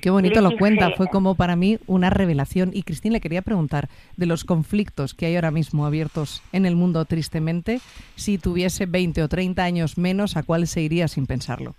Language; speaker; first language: Spanish; native; Spanish